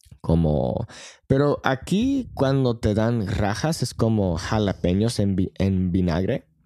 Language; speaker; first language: Spanish; non-native, fluent; English